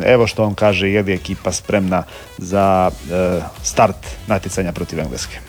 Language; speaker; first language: Serbian; native; Serbian